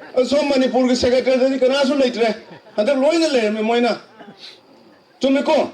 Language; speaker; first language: Manipuri; non-native, local second language; Tangkhul Naga (India)